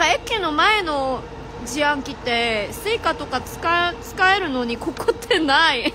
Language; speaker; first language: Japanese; non-native, fluent; Korean